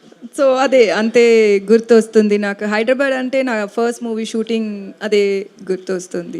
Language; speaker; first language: Telugu; non-native, learner; Tamil